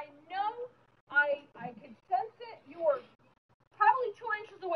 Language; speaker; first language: English; native; English